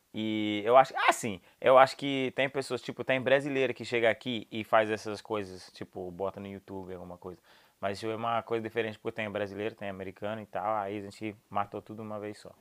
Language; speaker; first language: Portuguese; non-native, fluent; English